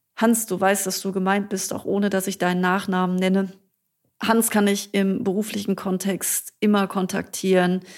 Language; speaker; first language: German; native; German